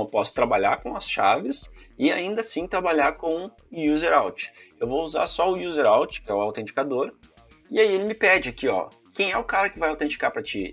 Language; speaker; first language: Portuguese; native; Portuguese